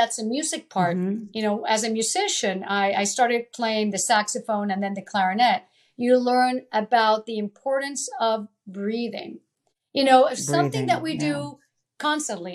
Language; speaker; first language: English; early bilingual, other home language; Italian